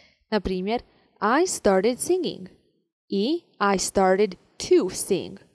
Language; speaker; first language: English; non-native, fluent; Serbian